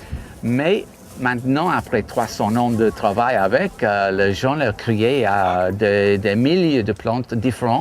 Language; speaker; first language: French; non-native, fluent; English